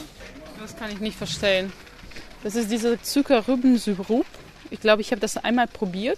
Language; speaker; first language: German; non-native, fluent; Belarusian